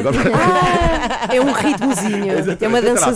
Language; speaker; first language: French; non-native, learner; Portuguese